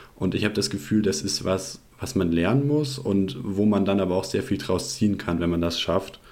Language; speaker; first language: German; native; German